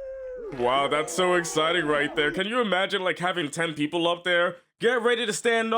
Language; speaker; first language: English; native; English